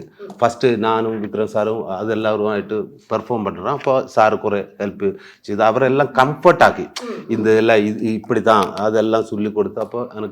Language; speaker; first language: Tamil; non-native, learner; Malayalam